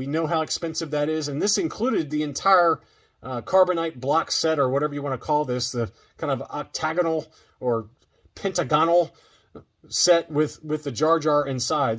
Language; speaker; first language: English; native; English